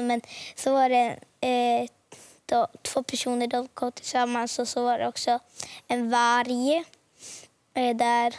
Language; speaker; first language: Swedish; early bilingual, other home language; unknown